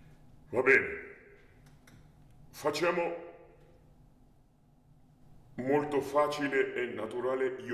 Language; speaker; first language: Italian; non-native, learner; Georgian